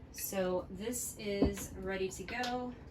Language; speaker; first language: English; native; English